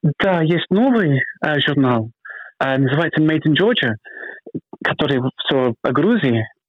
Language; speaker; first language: Russian; non-native, fluent; English